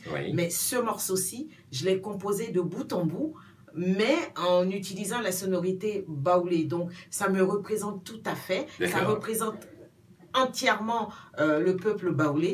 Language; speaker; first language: French; non-native, local second language; Baoulé